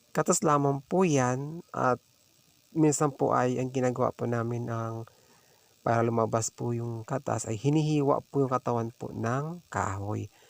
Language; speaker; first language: Filipino; non-native, local second language; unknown